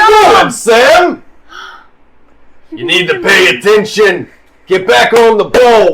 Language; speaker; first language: English; native; English